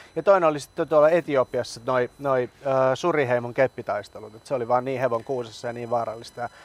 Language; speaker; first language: Finnish; early bilingual, other home language; Persian